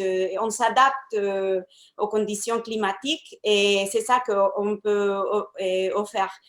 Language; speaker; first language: French; non-native, fluent; Spanish